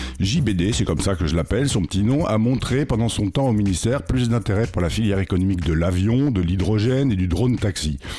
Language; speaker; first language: French; native; French